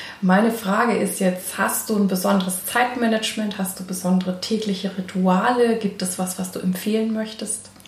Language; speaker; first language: German; native; German